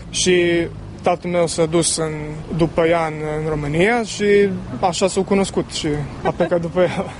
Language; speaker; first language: Romanian; early bilingual, heritage; Romanian